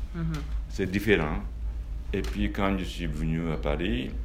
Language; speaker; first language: French; non-native, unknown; Japanese